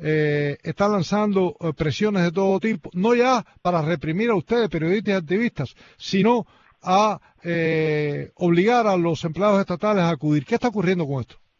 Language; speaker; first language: Spanish; native; Spanish